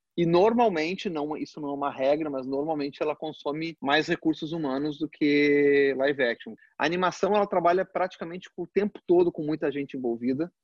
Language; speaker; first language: Portuguese; early bilingual, other home language; Spanish